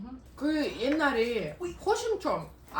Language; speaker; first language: Korean; non-native, fluent; Russian